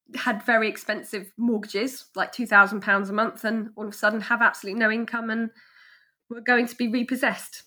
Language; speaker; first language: English; native; English